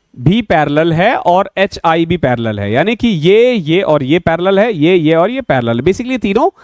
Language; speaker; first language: Hindi; native; Hindi